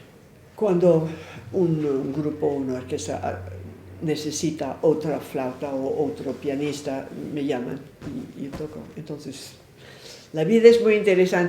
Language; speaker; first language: Spanish; non-native, fluent; English